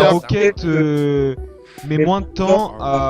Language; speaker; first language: French; native; French